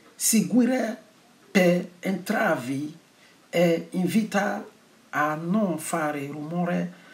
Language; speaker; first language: Italian; non-native, learner; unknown